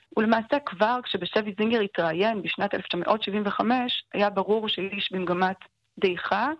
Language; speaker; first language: Hebrew; native; Hebrew